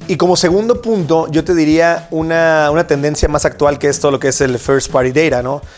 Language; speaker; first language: Spanish; native; Spanish